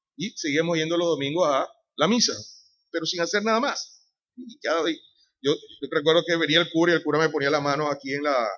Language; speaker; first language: Spanish; native; Spanish